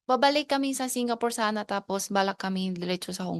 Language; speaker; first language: Filipino; non-native, learner; Chinese